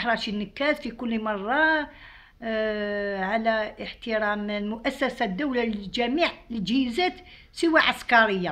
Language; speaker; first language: Arabic; native; Arabic